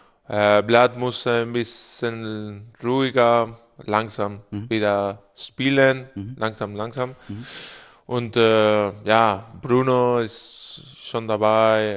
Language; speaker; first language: German; non-native, learner; Spanish